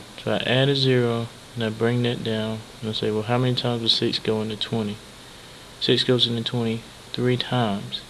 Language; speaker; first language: English; native; English